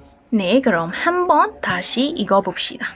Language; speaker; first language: Korean; non-native, learner; Burmese